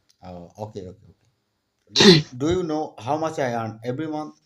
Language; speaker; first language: English; non-native, learner; Bangla